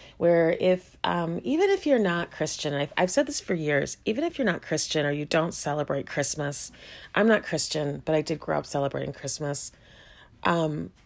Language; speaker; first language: English; native; English